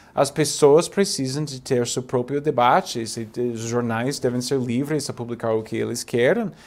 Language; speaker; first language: Portuguese; non-native, fluent; English